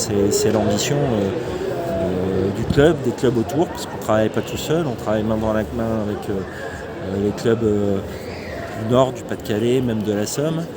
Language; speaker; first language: French; native; French